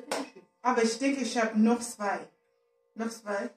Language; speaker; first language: German; non-native, learner; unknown